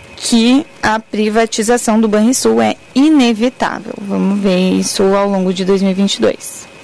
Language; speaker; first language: Portuguese; native; Portuguese